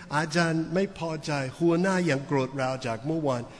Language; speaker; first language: Thai; non-native, fluent; English